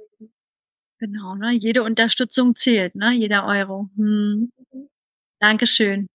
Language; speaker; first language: German; native; German